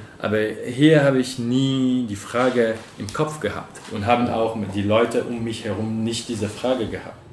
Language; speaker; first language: German; non-native, fluent; French